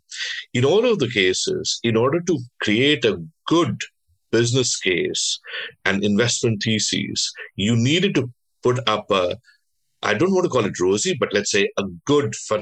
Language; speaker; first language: English; non-native, local second language; Bangla